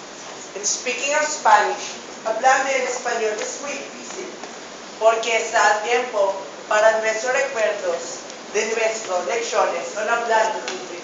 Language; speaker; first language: Spanish; non-native, learner; Filipino